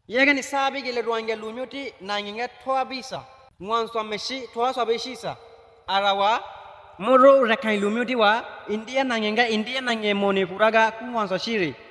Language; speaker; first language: Burmese; native; Burmese